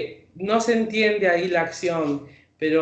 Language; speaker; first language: Spanish; native; Spanish